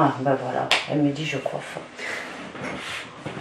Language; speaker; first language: French; native; French